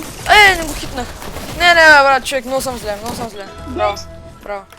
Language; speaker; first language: Bulgarian; native; Bulgarian